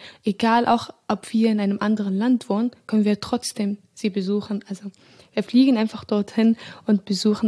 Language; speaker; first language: German; non-native, fluent; Arabic